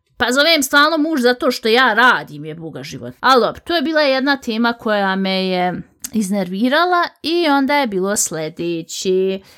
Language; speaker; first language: Bosnian; early bilingual, heritage; Bosnian